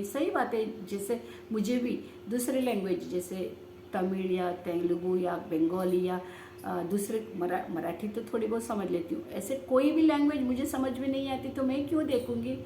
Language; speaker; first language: Hindi; non-native, local second language; Kannada